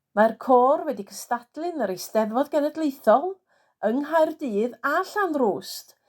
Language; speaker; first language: Welsh; non-native, fluent; English